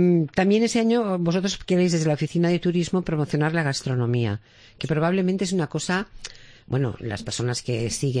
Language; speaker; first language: Spanish; native; Spanish